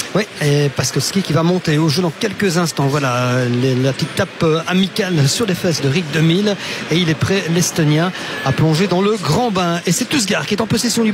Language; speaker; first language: French; native; French